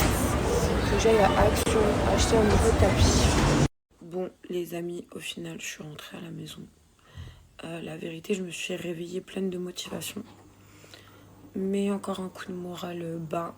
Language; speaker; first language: French; native; French